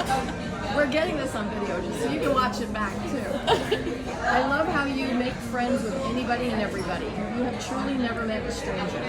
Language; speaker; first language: English; native; English